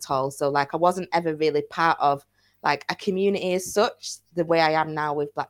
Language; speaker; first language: English; native; English